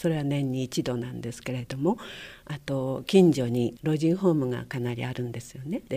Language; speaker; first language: Japanese; native; Japanese